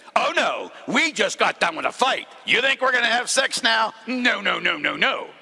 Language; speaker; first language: English; native; English